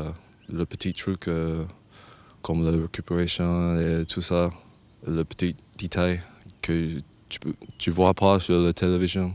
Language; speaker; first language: French; non-native, fluent; English